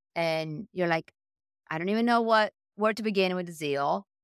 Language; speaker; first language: English; non-native, fluent; Italian